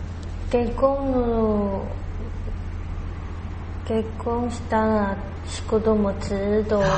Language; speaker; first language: Japanese; non-native, learner; Chinese